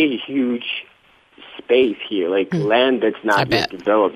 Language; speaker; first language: English; non-native, local second language; Akan